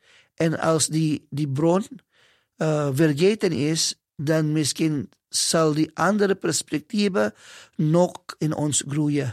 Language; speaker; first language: Dutch; non-native, fluent; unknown